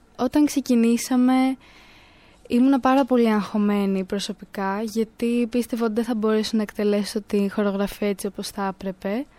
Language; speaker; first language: Greek; native; Greek